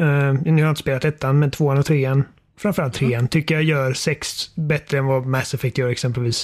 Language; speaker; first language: Swedish; native; Swedish